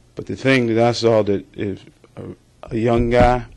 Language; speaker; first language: English; native; English